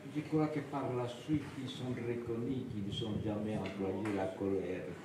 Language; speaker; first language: French; non-native, fluent; Spanish